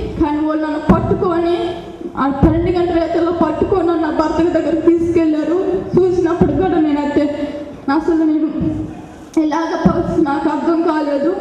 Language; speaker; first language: Telugu; native; Telugu